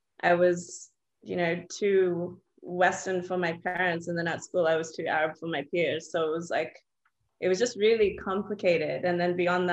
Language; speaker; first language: English; native; English